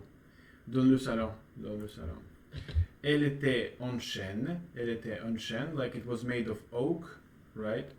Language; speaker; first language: French; non-native, learner; Russian